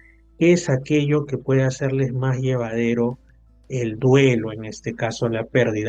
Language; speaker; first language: Spanish; native; Spanish